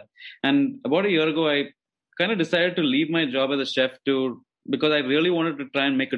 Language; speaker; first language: English; non-native, local second language; Malayalam